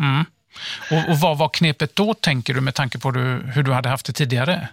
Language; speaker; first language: Swedish; native; Swedish